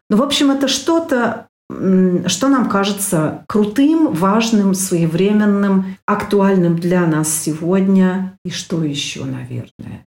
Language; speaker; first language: Russian; native; Russian